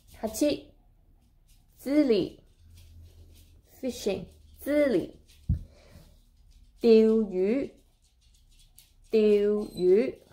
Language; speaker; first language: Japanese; non-native, fluent; Cantonese